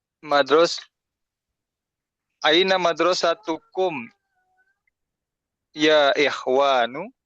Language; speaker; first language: Arabic; non-native, learner; Indonesian